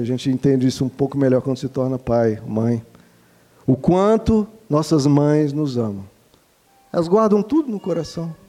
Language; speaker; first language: Portuguese; native; Portuguese